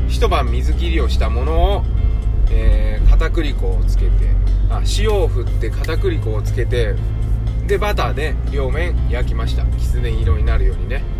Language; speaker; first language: Japanese; native; Japanese